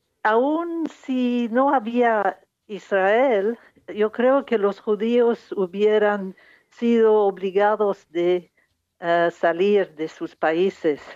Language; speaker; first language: Spanish; non-native, fluent; English